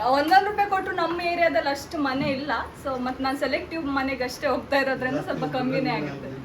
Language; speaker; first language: Kannada; native; Kannada